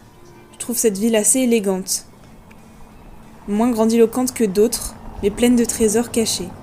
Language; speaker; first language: French; native; French